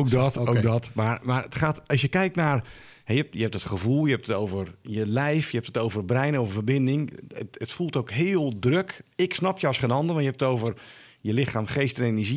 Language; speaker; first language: Dutch; native; Dutch